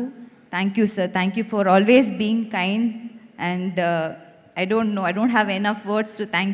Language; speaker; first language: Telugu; non-native, learner; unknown